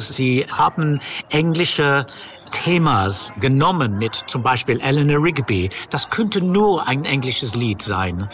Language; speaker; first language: German; non-native, fluent; English